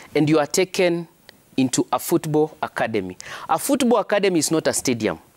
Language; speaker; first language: English; non-native, local second language; Swahili